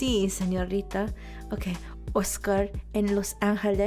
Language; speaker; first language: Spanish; non-native, learner; English